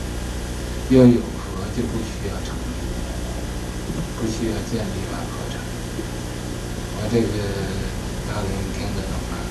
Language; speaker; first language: Chinese; native; Chinese